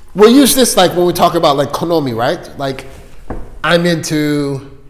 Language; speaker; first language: English; native; English